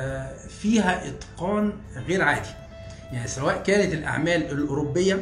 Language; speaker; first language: Arabic; native; Arabic